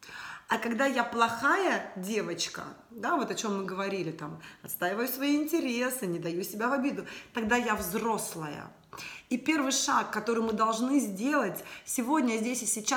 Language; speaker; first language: Russian; native; Russian